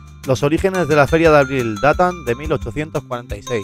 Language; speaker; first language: Spanish; native; Spanish